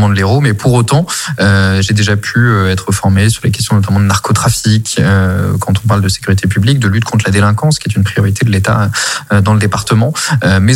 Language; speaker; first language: French; native; French